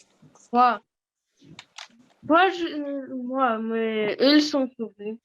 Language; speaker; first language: French; non-native, learner; Russian